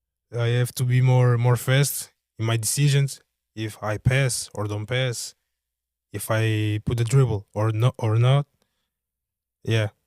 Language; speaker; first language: English; non-native, learner; Portuguese